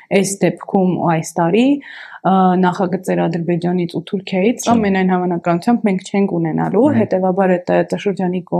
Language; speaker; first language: Armenian; native; Armenian